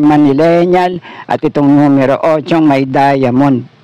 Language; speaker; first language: Filipino; native; Filipino